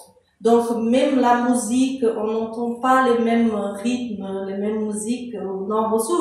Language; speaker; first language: French; non-native, fluent; Portuguese